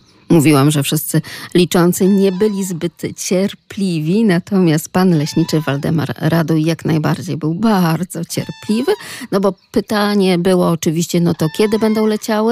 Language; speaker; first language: Polish; native; Polish